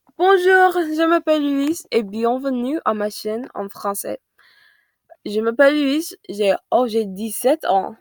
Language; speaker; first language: French; non-native, learner; English